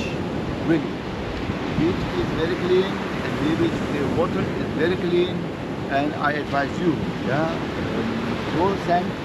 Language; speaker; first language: English; non-native, learner; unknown